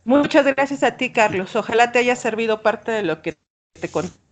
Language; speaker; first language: Spanish; native; Spanish